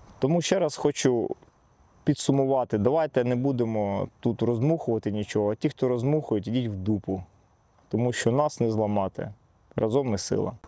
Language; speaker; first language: Ukrainian; non-native, local second language; Russian